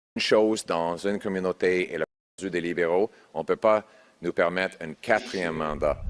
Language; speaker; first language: French; non-native, local second language; English